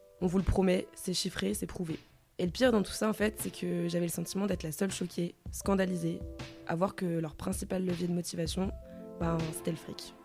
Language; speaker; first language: French; native; French